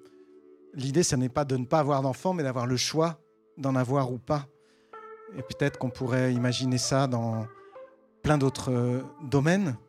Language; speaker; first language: French; native; French